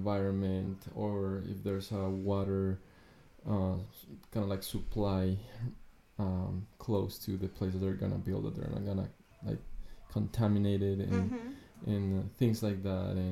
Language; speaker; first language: English; non-native, fluent; Spanish